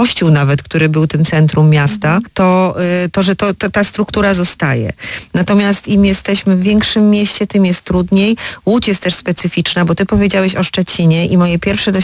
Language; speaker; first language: Polish; native; Polish